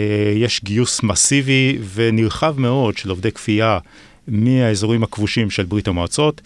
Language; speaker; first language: Hebrew; native; Hebrew